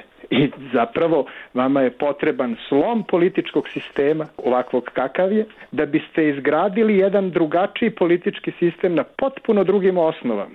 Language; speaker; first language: Serbian; native; Serbian